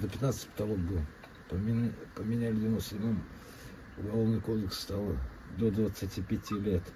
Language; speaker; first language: Russian; native; Russian